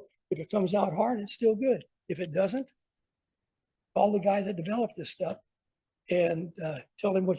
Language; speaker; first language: English; native; English